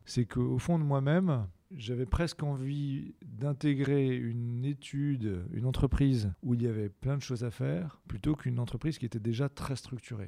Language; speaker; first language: French; native; French